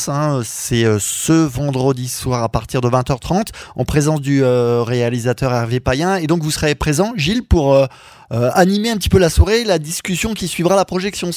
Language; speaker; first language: French; native; French